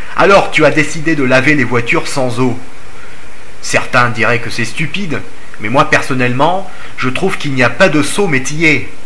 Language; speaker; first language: French; non-native, fluent; English